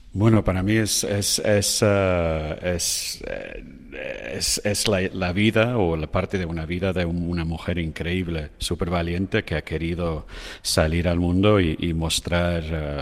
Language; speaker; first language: Spanish; non-native, fluent; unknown